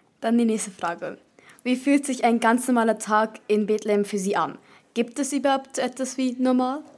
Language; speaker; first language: German; native; German